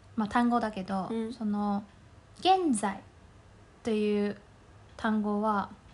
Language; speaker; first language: Japanese; non-native, fluent; Chinese